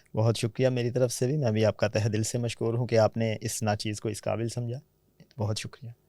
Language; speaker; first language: Urdu; non-native, local second language; Punjabi